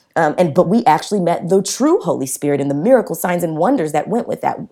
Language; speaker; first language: English; native; English